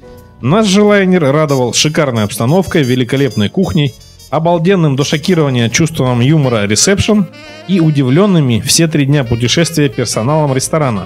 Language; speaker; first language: Russian; native; Russian